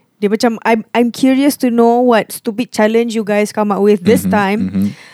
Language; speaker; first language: English; non-native, local second language; Malay